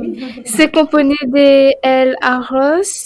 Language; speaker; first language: Spanish; non-native, learner; French